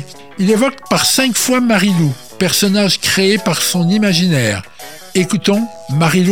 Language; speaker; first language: French; native; French